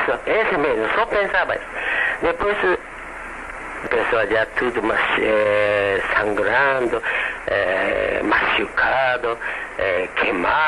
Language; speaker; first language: Portuguese; non-native, learner; Japanese